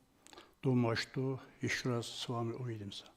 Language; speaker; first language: Russian; non-native, fluent; Azerbaijani